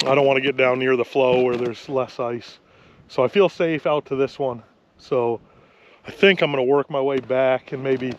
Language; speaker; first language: English; native; English